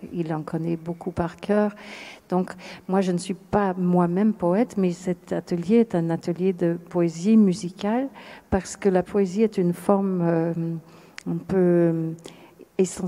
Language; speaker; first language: French; non-native, fluent; English